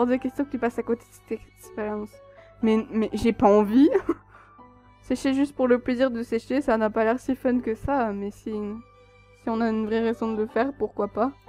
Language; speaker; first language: French; native; French